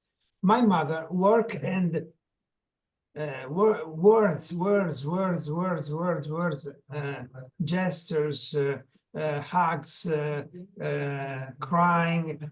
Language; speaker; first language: English; non-native, learner; Italian